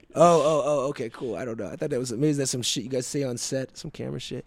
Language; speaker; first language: English; native; English